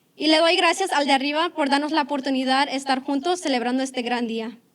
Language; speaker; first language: Spanish; early bilingual, heritage; Spanish